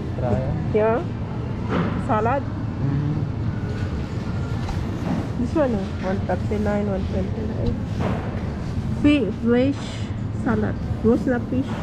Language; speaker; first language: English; non-native, learner; Filipino